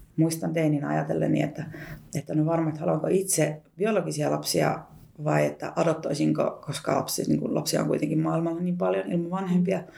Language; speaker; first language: Finnish; early bilingual, other home language; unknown